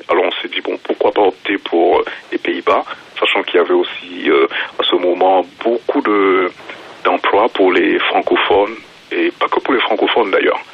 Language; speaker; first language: French; native; French